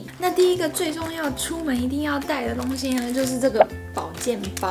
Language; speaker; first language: Chinese; native; Chinese